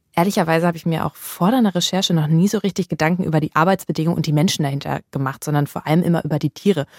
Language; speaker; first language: German; native; German